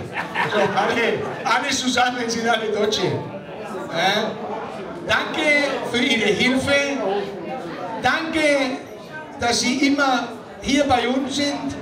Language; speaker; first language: German; non-native, fluent; Spanish